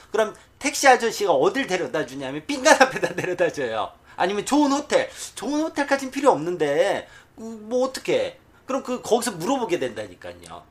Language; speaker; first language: Korean; native; Korean